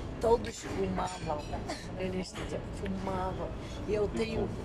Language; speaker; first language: Portuguese; non-native, learner; English